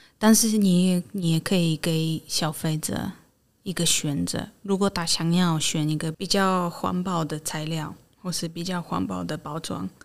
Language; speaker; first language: Chinese; non-native, fluent; Polish